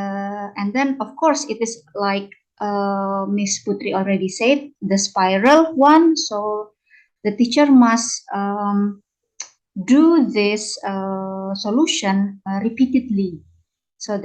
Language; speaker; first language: English; non-native, fluent; Indonesian